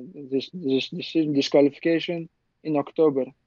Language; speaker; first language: English; non-native, learner; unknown